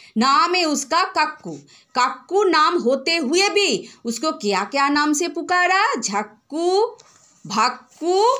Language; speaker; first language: Hindi; non-native, local second language; Bangla